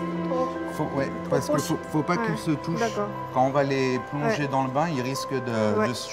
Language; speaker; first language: French; native; French